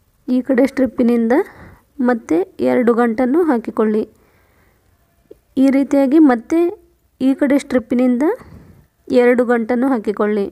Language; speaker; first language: Kannada; native; Kannada